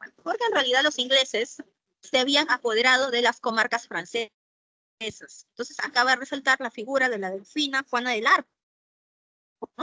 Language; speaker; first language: Spanish; native; Spanish